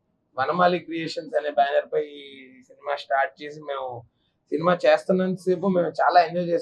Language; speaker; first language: Telugu; native; Telugu